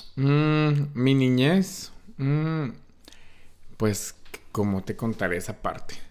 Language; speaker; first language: Spanish; early bilingual, heritage; Spanish